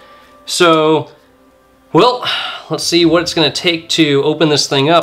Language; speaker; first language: English; native; English